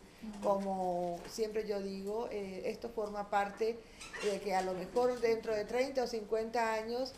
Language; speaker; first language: Spanish; native; Spanish